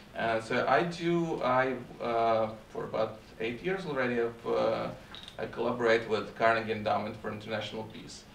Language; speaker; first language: English; non-native, fluent; Russian